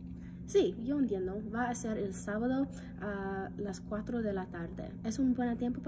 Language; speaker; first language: Spanish; non-native, learner; English